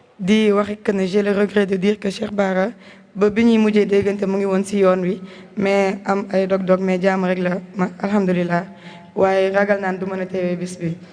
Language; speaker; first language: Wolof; non-native, local second language; Jola-Fonyi